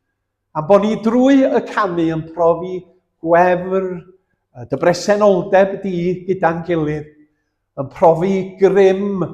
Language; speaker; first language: Welsh; native; Welsh